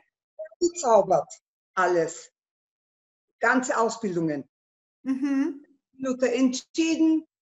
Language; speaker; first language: German; non-native, learner; Turkish